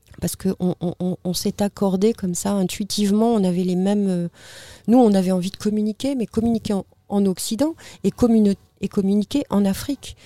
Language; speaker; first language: French; native; French